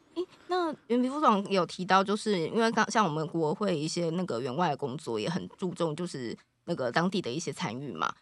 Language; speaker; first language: Chinese; native; Chinese